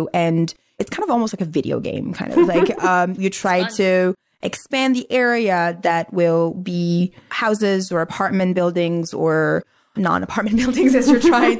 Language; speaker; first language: English; non-native, fluent; Arabic